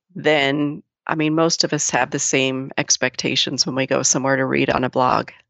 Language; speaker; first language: English; native; English